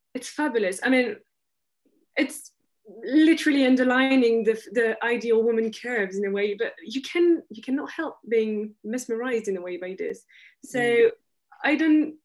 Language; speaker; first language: English; non-native, fluent; French